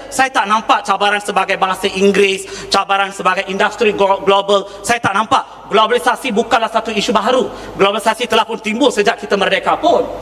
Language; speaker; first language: Malay; non-native, local second language; Tamil